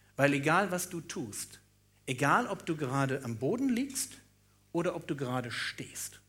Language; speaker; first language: German; native; German